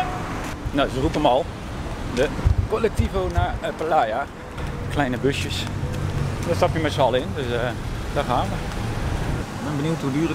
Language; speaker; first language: Dutch; native; Dutch